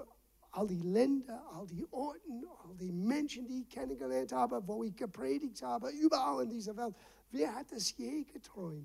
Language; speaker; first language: German; non-native, fluent; English